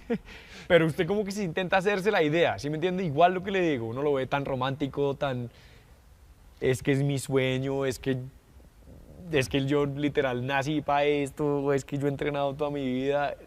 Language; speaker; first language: Spanish; native; Spanish